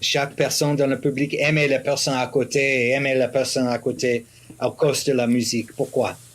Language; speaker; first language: French; non-native, learner; English